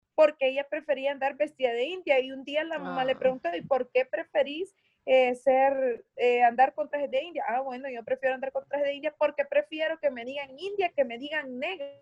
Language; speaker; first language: Spanish; native; Spanish